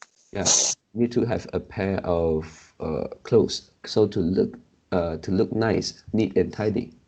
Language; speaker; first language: English; non-native, learner; Chinese